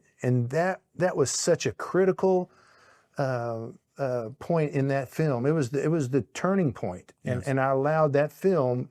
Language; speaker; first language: English; native; English